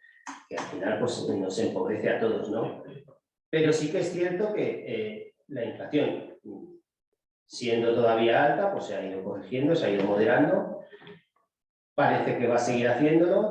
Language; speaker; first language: Spanish; native; Spanish